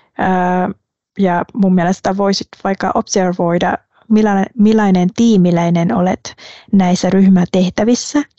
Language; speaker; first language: Finnish; non-native, fluent; Vietnamese